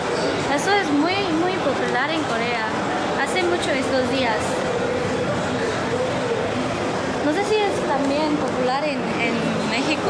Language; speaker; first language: Spanish; non-native, fluent; Korean